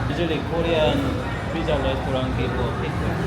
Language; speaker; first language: English; non-native, learner; Korean